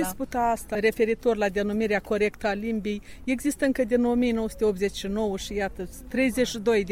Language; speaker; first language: Romanian; native; Romanian